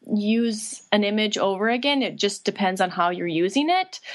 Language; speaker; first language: English; native; English